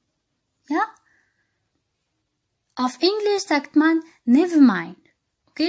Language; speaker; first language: German; non-native, fluent; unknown